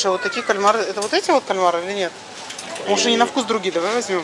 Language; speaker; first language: Russian; native; Russian